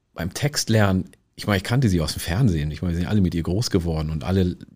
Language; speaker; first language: German; early bilingual, other home language; Oromo